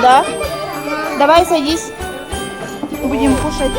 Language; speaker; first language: Russian; non-native, local second language; Yakut